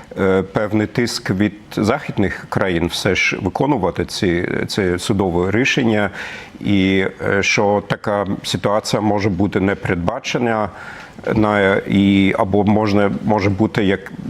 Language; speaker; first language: Ukrainian; non-native, fluent; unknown